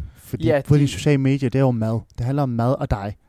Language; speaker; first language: Danish; early bilingual, other home language; Vietnamese